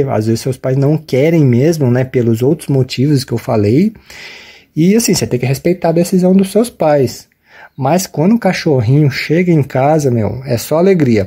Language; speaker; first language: Portuguese; native; Portuguese